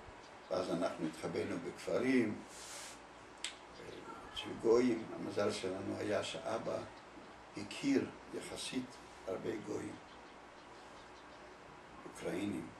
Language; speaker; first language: Hebrew; early bilingual, other home language; Polish